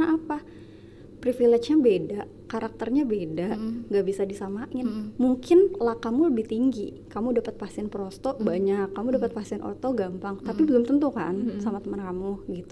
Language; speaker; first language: Indonesian; native; Indonesian